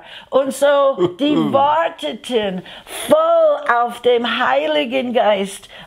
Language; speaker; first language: German; non-native, fluent; English